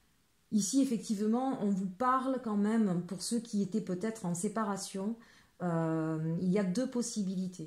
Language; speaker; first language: French; native; French